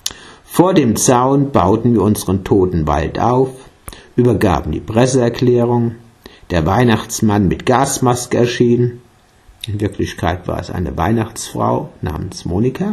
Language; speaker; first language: German; native; German